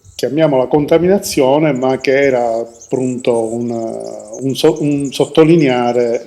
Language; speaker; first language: Italian; native; Italian